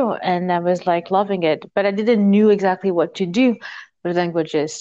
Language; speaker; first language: English; non-native, fluent; French